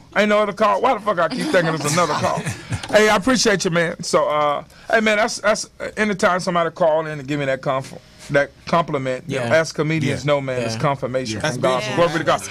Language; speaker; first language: English; native; English